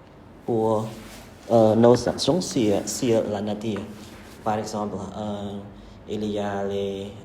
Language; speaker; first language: French; non-native, learner; Khmer